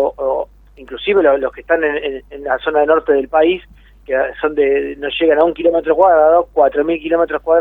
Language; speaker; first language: Spanish; native; Spanish